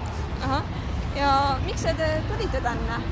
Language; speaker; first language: Finnish; non-native, learner; Estonian